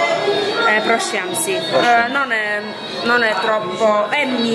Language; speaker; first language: Italian; non-native, learner; Armenian